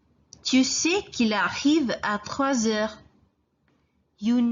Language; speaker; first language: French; non-native, fluent; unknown